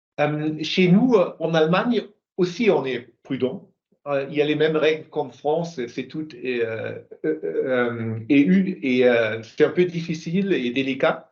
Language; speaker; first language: French; non-native, fluent; German